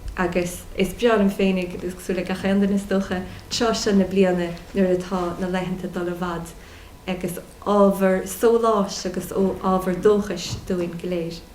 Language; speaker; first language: Irish; non-native, local second language; English